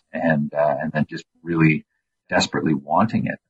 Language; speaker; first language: English; native; English